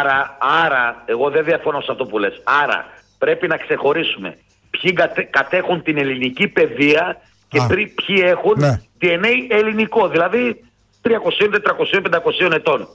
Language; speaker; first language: Greek; native; Greek